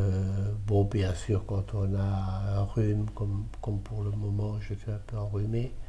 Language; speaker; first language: French; early bilingual, other home language; Italian